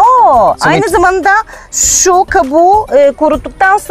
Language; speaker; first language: Turkish; non-native, fluent; Bulgarian